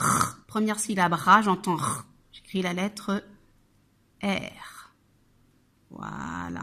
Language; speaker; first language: French; native; French